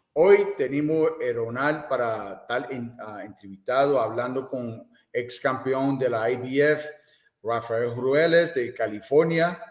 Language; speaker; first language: Spanish; non-native, fluent; English